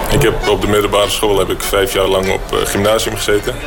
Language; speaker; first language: Dutch; early bilingual, other home language; Bosnian